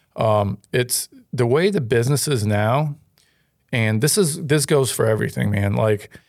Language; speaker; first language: English; non-native, fluent; Ukrainian